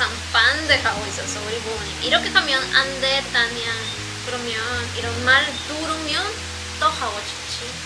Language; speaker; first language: Korean; non-native, learner; Spanish